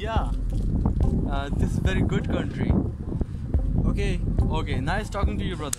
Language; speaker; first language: English; non-native, learner; Persian